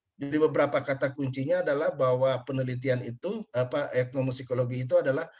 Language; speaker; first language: Indonesian; native; Indonesian